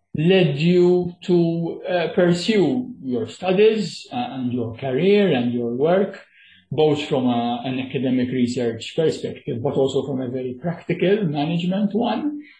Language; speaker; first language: English; non-native, local second language; Maltese